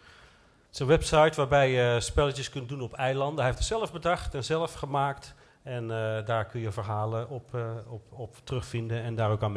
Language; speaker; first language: Dutch; native; Dutch